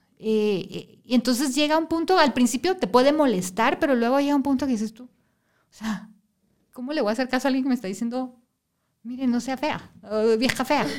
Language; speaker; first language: Spanish; native; Spanish